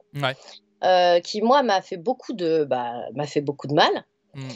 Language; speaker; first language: French; native; French